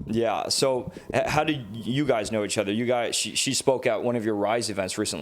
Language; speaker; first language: English; native; English